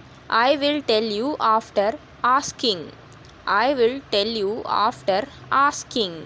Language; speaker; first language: English; non-native, learner; Hindi